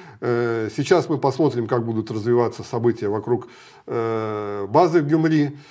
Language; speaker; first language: Russian; native; Russian